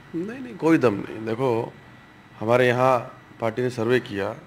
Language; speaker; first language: Hindi; native; Hindi